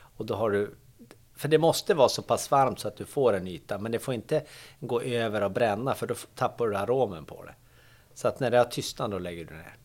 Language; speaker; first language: Swedish; native; Swedish